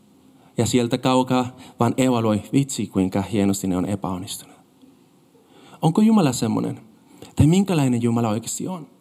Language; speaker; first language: Finnish; non-native, fluent; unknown